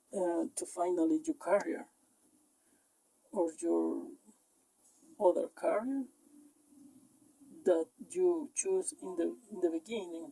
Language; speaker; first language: English; non-native, learner; Spanish